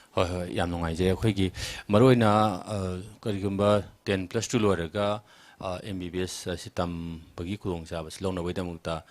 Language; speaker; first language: Manipuri; native; Manipuri